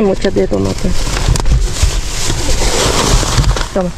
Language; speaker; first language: Spanish; non-native, fluent; Filipino